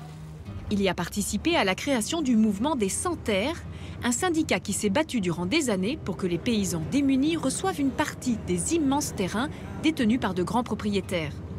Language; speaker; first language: French; native; French